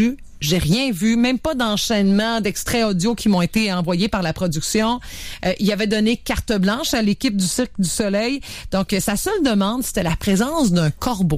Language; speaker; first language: French; native; French